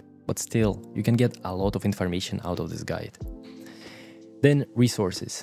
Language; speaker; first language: English; non-native, fluent; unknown